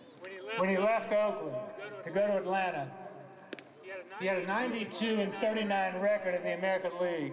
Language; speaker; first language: English; native; English